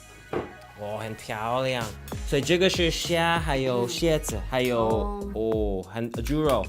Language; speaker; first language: Chinese; non-native, learner; English